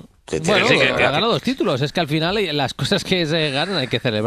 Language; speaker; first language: Spanish; native; Spanish